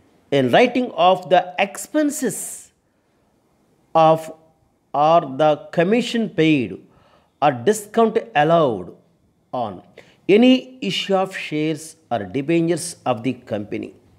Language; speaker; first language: English; non-native, local second language; Telugu